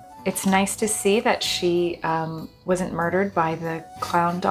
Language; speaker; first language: English; native; English